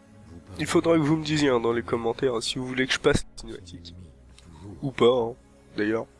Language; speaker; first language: French; native; French